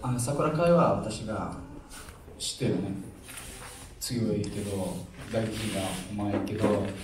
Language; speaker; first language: Japanese; non-native, learner; Portuguese